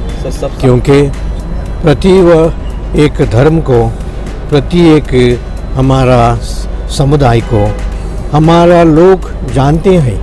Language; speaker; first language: Hindi; non-native, local second language; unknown